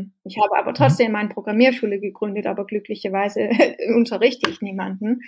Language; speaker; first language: German; non-native, fluent; Danish